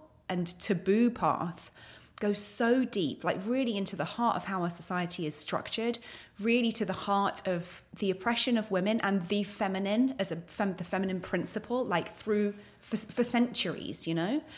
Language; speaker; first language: English; native; English